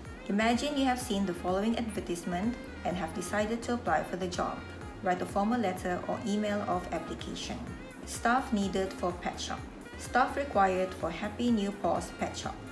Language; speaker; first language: English; non-native, local second language; Malay